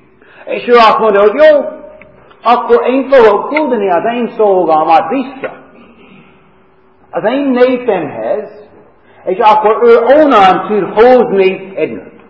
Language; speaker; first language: Hungarian; non-native, fluent; English